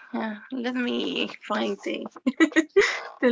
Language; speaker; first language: English; non-native, learner; Spanish